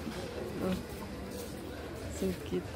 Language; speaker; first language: English; non-native, learner; Filipino